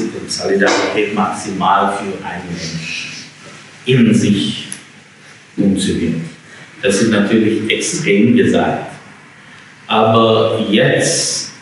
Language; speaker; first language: German; non-native, fluent; English